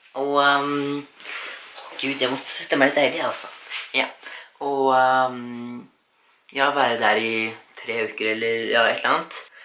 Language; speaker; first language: Norwegian; native; Norwegian